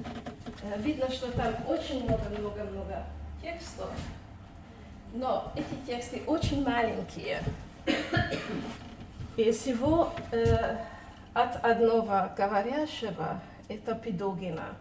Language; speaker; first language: Russian; non-native, fluent; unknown